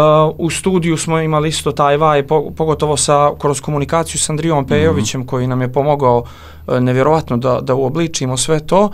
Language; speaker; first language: Serbian; native; Serbian